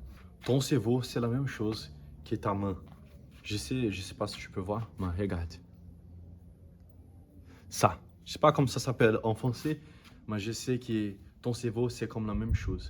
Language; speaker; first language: French; non-native, learner; Portuguese